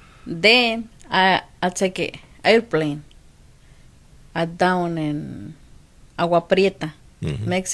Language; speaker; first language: English; non-native, learner; Spanish